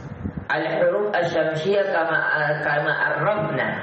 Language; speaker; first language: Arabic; non-native, fluent; Indonesian